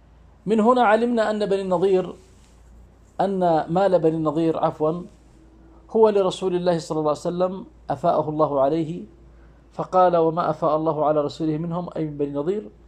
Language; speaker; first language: Arabic; native; Arabic